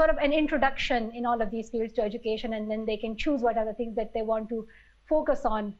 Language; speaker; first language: English; non-native, local second language; Pashto